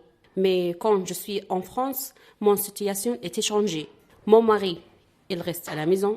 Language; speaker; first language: French; non-native, learner; Arabic